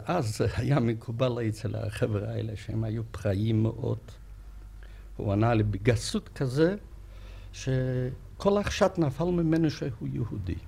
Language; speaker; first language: Hebrew; non-native, fluent; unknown